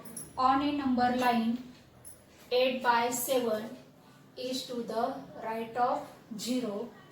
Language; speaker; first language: English; non-native, local second language; Marathi